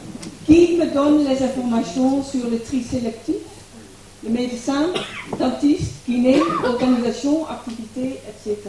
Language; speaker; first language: French; non-native, fluent; Dutch